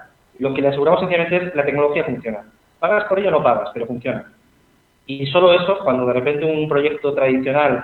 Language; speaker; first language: Spanish; native; Spanish